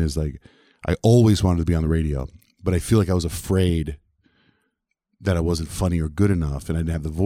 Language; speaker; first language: English; early bilingual, other home language; Spanish